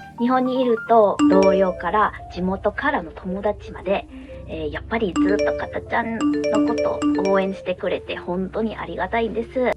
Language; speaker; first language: Japanese; non-native, fluent; Indonesian